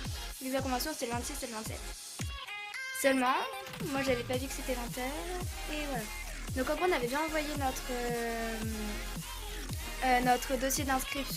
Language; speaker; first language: French; native; French